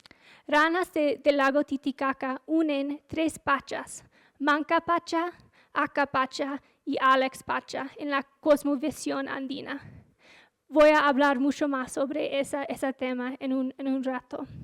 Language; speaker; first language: Spanish; non-native, fluent; English